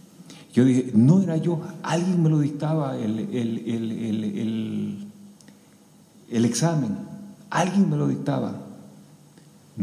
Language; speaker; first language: Spanish; native; Spanish